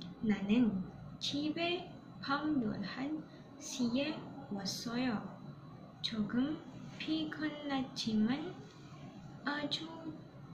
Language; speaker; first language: Korean; non-native, learner; Malay